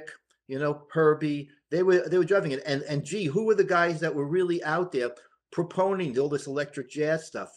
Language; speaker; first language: English; native; English